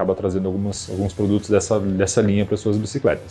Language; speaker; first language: Portuguese; native; Portuguese